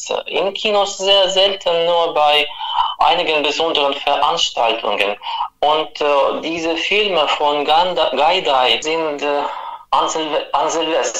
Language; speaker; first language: German; non-native, fluent; Russian